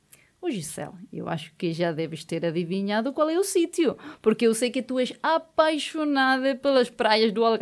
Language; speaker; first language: Portuguese; native; Portuguese